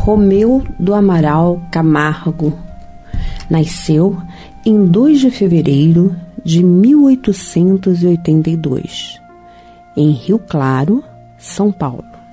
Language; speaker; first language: Portuguese; native; Portuguese